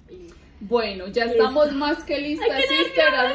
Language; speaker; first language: Spanish; native; Spanish